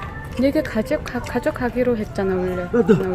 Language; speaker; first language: Korean; non-native, fluent; Mongolian